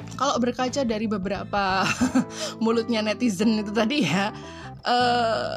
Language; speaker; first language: Indonesian; native; Indonesian